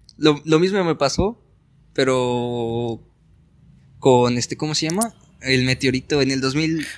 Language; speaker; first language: Spanish; native; Spanish